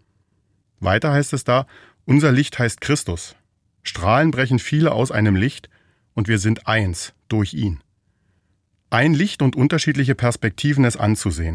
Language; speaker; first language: German; native; German